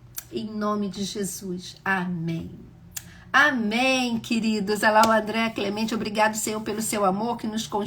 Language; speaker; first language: Portuguese; native; Portuguese